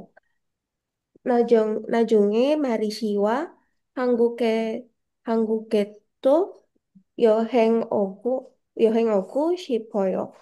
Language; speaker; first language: Korean; non-native, learner; Indonesian